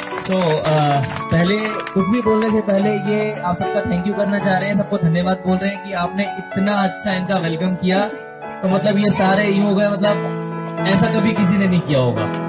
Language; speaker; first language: Hindi; native; Hindi